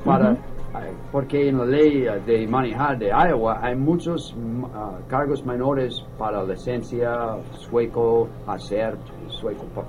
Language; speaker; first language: Spanish; non-native, learner; English